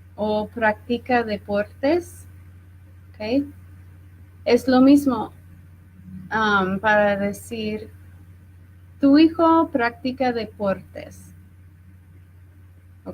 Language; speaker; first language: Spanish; non-native, fluent; English